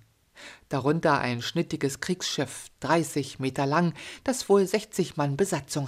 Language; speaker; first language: German; native; German